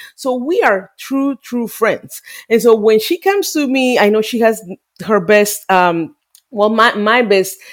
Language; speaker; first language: English; non-native, fluent; Spanish